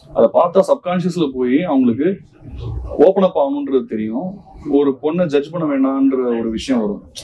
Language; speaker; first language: Tamil; native; Tamil